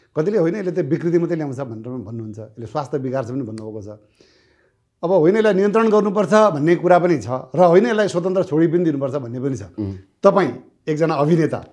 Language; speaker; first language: Nepali; native; Nepali